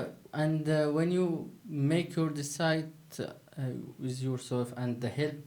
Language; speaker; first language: English; non-native, learner; Turkish